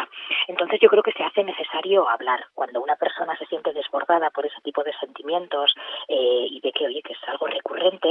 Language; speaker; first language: Spanish; native; Spanish